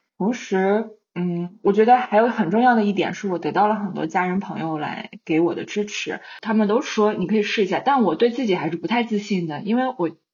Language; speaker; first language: Chinese; native; Chinese